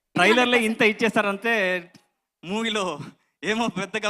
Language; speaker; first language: Telugu; non-native, learner; Kannada